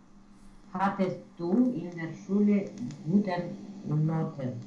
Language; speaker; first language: German; non-native, learner; Romanian